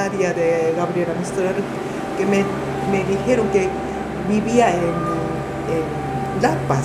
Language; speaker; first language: Spanish; non-native, fluent; Japanese